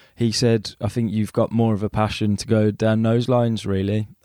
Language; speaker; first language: English; native; English